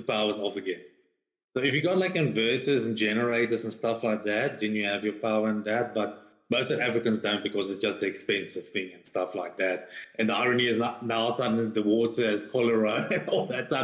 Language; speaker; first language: English; non-native, local second language; Afrikaans